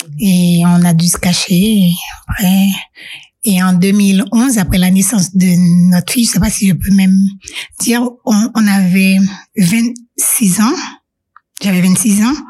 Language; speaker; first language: French; non-native, local second language; Haitian Creole